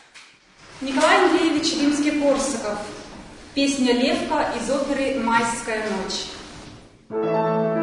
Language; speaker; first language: Russian; native; Russian